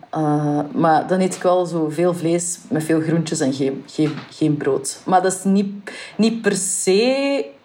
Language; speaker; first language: Dutch; native; Dutch